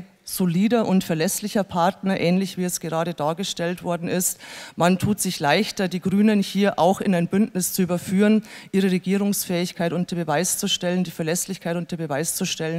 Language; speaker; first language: German; native; German